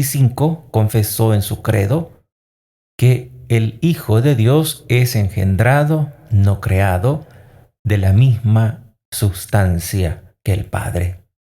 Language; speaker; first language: Spanish; native; Spanish